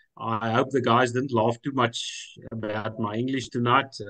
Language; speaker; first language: English; non-native, local second language; Afrikaans